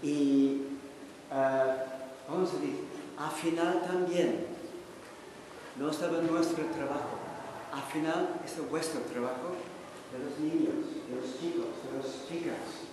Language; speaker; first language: Spanish; non-native, learner; Dutch